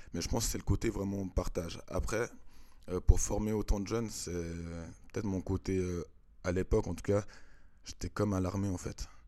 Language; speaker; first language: French; early bilingual, other home language; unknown